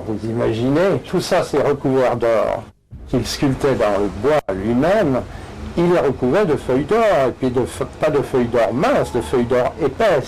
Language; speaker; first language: French; native; French